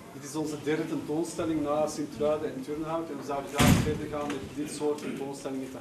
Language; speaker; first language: Dutch; early bilingual, other home language; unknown